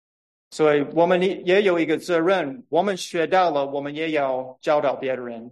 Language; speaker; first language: Chinese; non-native, fluent; English